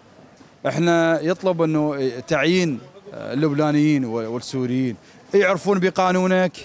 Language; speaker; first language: Arabic; native; Arabic